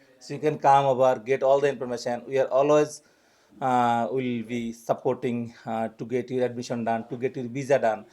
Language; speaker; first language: English; non-native, local second language; Bangla